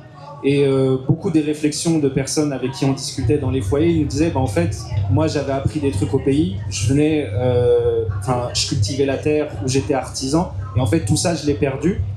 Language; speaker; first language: French; native; French